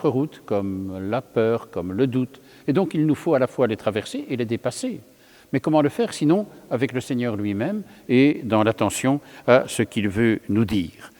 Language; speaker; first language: French; native; French